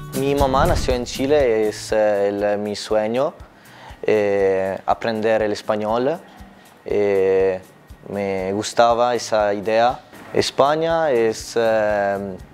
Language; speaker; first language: Spanish; non-native, learner; Italian